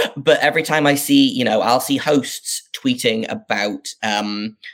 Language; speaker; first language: English; native; English